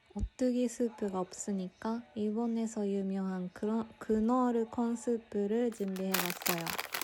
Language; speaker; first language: Korean; non-native, fluent; Japanese